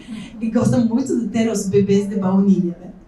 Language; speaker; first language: Portuguese; non-native, fluent; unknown